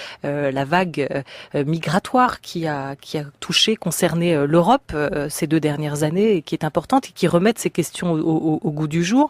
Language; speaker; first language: French; native; French